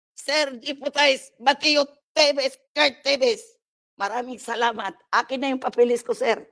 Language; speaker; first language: Filipino; non-native, local second language; Cebuano